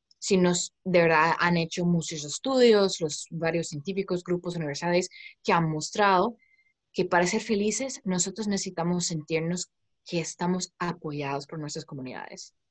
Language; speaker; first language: Spanish; non-native, fluent; English